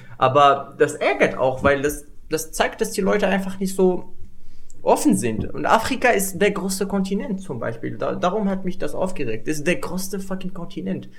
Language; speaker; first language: German; non-native, fluent; Arabic